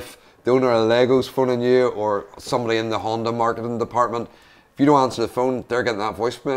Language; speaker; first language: English; native; English